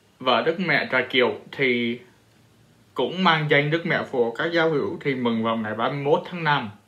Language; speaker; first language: Vietnamese; early bilingual, heritage; Vietnamese